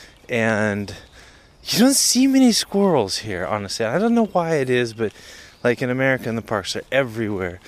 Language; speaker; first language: English; native; English